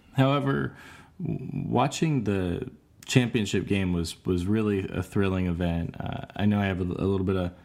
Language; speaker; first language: English; native; English